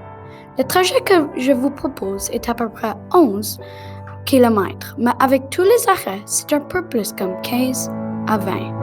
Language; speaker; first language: French; non-native, local second language; English